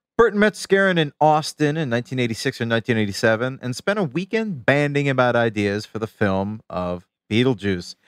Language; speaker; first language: English; native; English